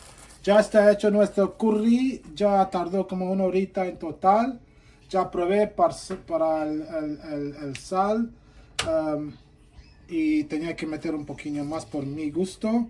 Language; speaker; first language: Spanish; non-native, fluent; Sylheti